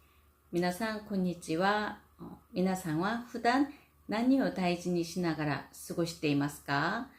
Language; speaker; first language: Japanese; non-native, fluent; Korean